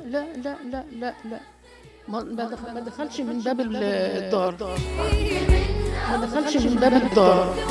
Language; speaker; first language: Arabic; native; Arabic